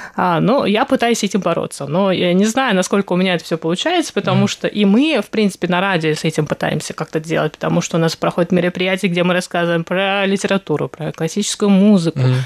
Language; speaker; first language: Russian; native; Russian